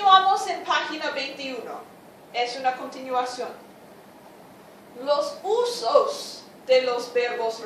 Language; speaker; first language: Spanish; non-native, fluent; English